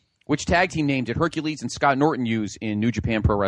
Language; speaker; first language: English; native; English